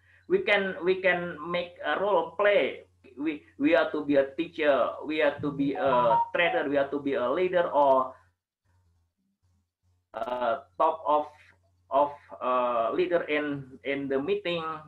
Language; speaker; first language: English; non-native, learner; Indonesian